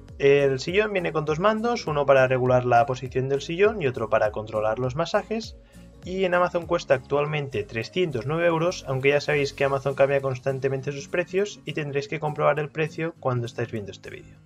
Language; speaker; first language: Spanish; native; Spanish